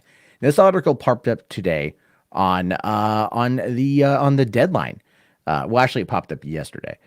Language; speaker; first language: English; native; English